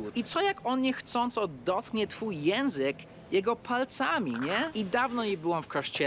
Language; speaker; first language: Polish; early bilingual, heritage; Polish